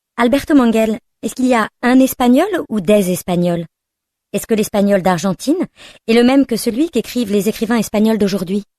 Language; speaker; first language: French; native; French